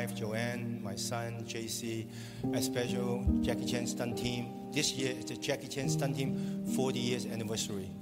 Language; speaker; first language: English; non-native, local second language; Cantonese